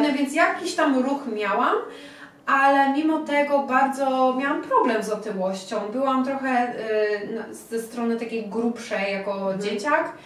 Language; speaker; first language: Polish; early bilingual, heritage; Polish